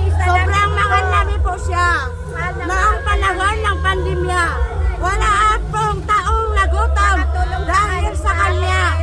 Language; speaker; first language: Filipino; non-native, local second language; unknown